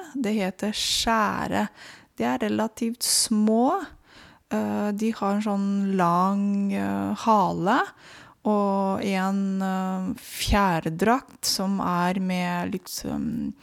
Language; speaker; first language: Norwegian; non-native, fluent; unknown